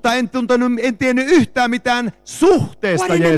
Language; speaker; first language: Finnish; native; Finnish